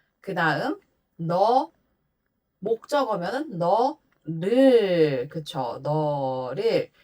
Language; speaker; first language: Korean; native; Korean